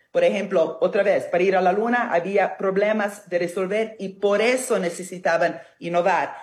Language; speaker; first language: Spanish; non-native, fluent; Italian